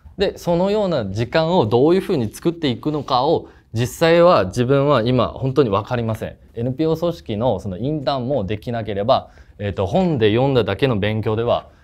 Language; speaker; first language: Japanese; non-native, fluent; Chinese